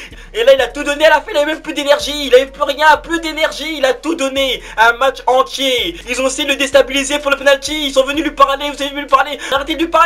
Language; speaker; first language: French; native; French